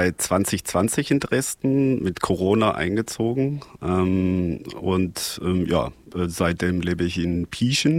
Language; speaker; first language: German; non-native, fluent; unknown